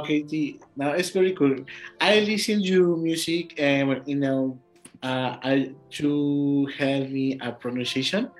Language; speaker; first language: English; non-native, learner; Spanish